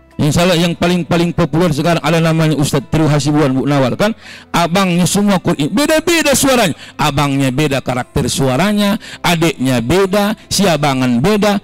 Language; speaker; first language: Indonesian; native; Indonesian